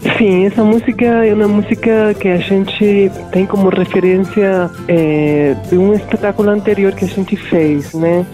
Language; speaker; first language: Portuguese; non-native, fluent; Spanish